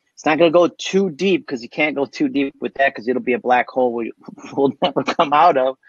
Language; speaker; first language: English; native; English